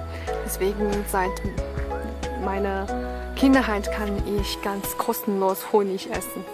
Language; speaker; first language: German; non-native, fluent; Chinese